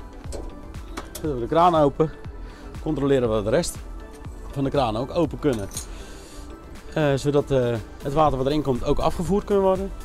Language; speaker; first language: Dutch; native; Dutch